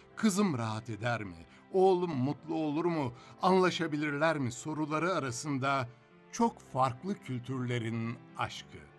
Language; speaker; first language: Turkish; native; Turkish